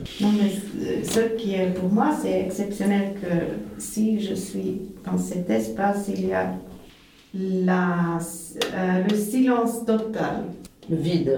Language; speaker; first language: French; non-native, fluent; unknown